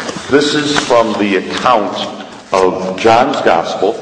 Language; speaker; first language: English; native; English